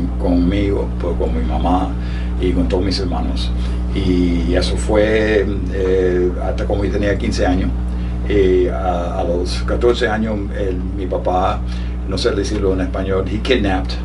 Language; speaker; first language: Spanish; early bilingual, heritage; Spanish